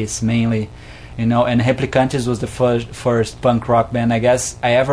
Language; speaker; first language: English; non-native, fluent; Portuguese